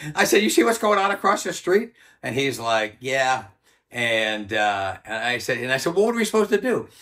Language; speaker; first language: English; native; English